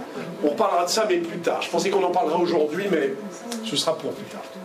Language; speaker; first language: French; native; French